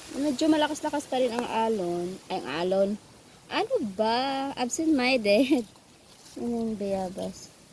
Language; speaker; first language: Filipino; non-native, local second language; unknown